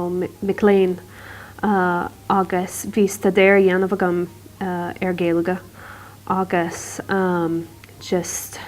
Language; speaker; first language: Irish; non-native, learner; English